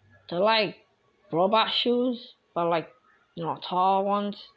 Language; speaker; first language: English; early bilingual, other home language; Spanish